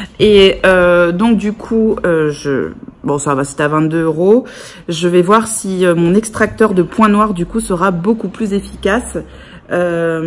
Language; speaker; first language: French; native; French